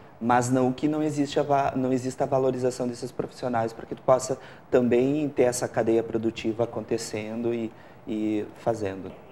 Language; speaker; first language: Portuguese; native; Portuguese